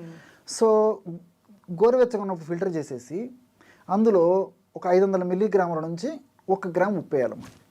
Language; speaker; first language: Telugu; native; Telugu